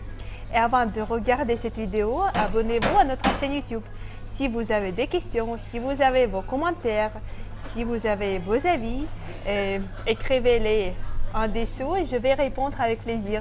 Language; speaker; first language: French; non-native, fluent; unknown